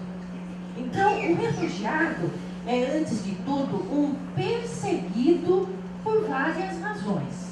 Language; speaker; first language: Portuguese; native; Portuguese